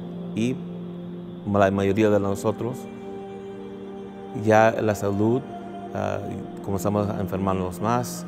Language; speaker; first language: Spanish; non-native, fluent; English